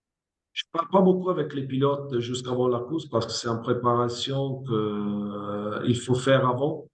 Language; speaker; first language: French; non-native, fluent; Italian